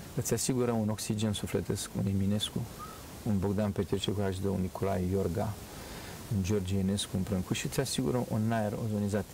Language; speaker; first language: Romanian; native; Romanian